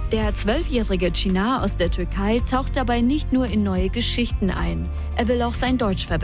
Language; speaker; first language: German; native; German